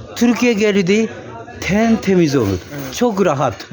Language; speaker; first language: Turkish; non-native, learner; Japanese